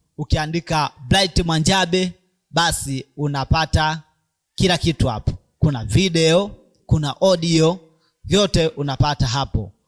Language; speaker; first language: Swahili; native; Swahili